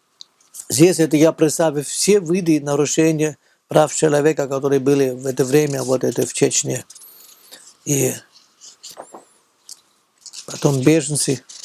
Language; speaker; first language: Russian; non-native, fluent; German